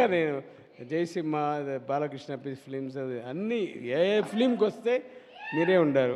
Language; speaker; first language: Telugu; non-native, learner; Tamil